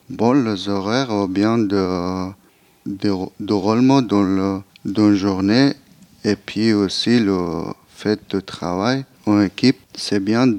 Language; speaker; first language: French; non-native, learner; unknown